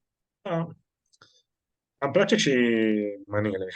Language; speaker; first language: Romanian; non-native, fluent; Italian